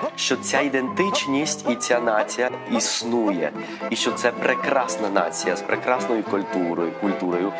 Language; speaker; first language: Ukrainian; non-native, fluent; Spanish